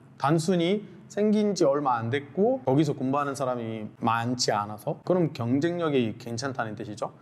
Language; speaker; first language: Korean; non-native, fluent; Arabic